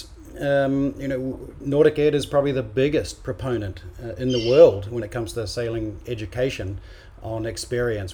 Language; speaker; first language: English; native; English